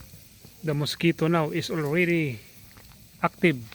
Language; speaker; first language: English; non-native, learner; Filipino